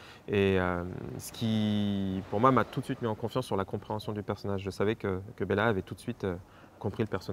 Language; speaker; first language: French; native; French